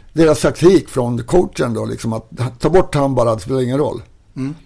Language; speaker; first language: Swedish; native; Swedish